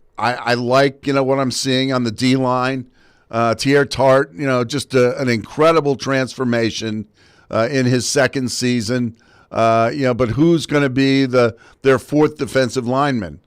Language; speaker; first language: English; native; English